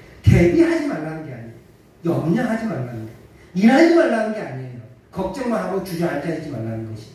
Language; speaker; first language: Korean; native; Korean